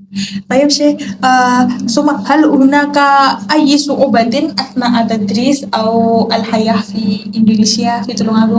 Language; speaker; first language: Arabic; non-native, learner; Indonesian